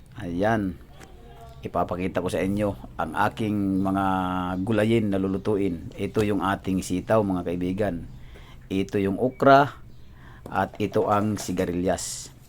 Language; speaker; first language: Filipino; non-native, local second language; Cebuano